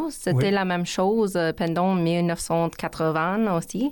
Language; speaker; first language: French; non-native, learner; English